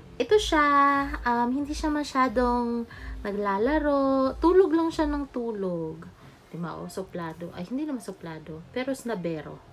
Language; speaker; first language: Filipino; non-native, local second language; Cebuano